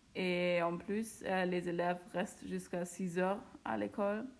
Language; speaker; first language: French; non-native, learner; German